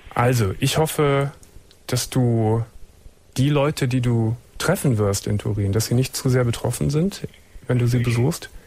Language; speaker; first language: German; native; German